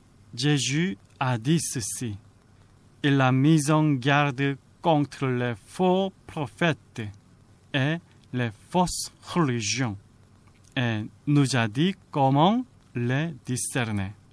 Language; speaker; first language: French; non-native, fluent; Korean